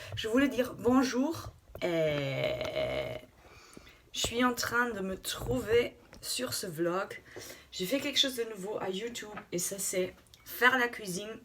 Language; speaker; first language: French; non-native, fluent; German